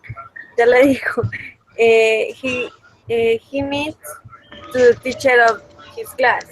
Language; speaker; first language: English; non-native, learner; Spanish